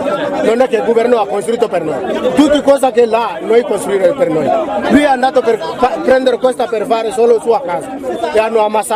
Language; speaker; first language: Italian; non-native, learner; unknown